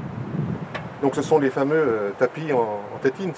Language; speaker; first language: French; native; French